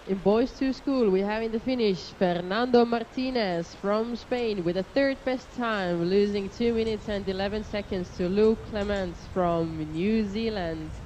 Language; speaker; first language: English; non-native, fluent; Estonian